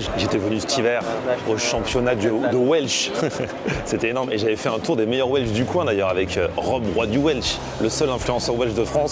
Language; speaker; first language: French; native; French